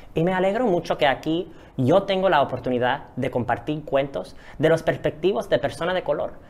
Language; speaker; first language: Spanish; early bilingual, heritage; Spanish